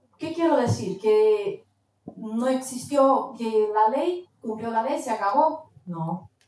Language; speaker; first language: Spanish; non-native, fluent; Portuguese